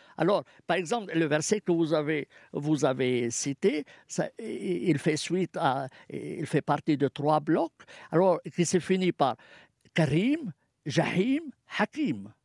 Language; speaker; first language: French; non-native, fluent; Arabic